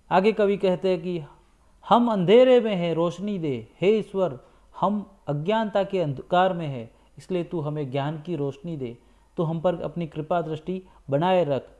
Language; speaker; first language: Hindi; non-native, local second language; Gujarati